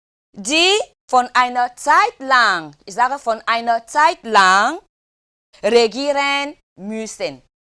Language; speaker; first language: German; non-native, learner; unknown